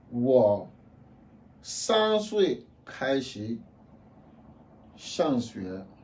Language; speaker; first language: Chinese; non-native, fluent; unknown